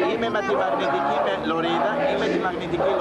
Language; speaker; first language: Greek; native; Greek